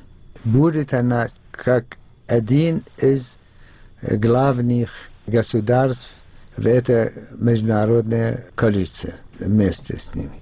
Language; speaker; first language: Russian; non-native, fluent; Arabic